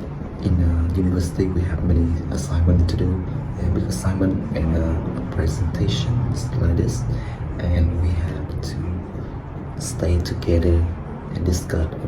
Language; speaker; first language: English; non-native, learner; Vietnamese